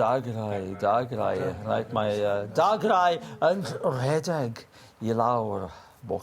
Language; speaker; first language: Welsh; non-native, fluent; English